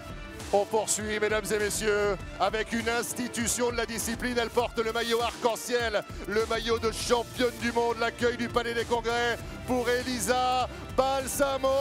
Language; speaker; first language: French; native; French